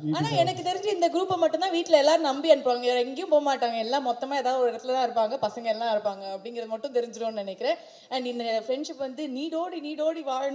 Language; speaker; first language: Tamil; native; Tamil